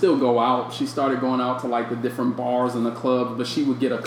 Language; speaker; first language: English; native; English